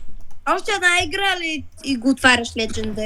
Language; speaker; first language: Bulgarian; native; Bulgarian